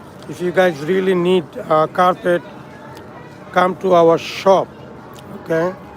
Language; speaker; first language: English; non-native, local second language; Bangla